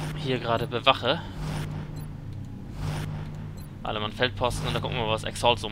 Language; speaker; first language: German; native; German